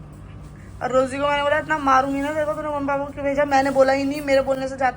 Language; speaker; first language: Hindi; native; Hindi